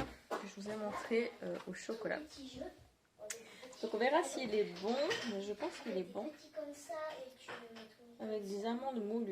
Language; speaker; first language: French; native; French